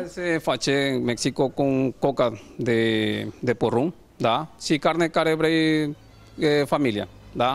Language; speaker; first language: Romanian; non-native, learner; Spanish